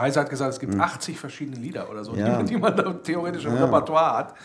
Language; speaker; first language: German; native; German